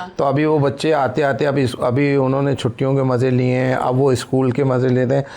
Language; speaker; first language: Urdu; native; Urdu